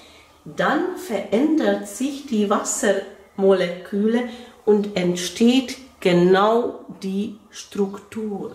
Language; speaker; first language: German; non-native, fluent; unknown